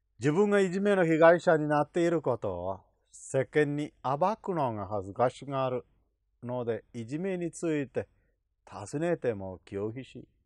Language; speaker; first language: Japanese; non-native, fluent; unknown